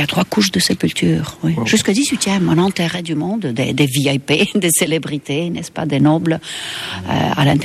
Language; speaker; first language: French; non-native, fluent; Estonian